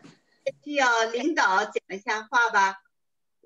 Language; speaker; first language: Chinese; native; Chinese